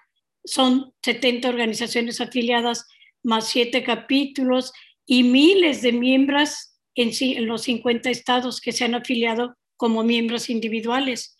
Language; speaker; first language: Spanish; native; Spanish